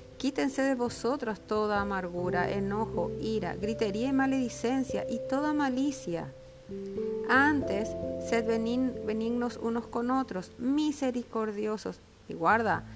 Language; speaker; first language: Spanish; native; Spanish